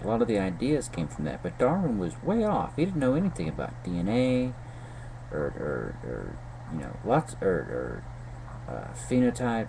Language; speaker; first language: English; native; English